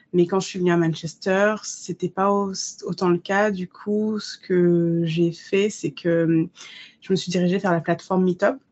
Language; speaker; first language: French; native; French